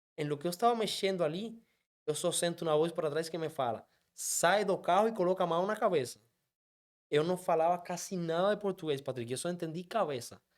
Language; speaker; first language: Portuguese; non-native, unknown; Spanish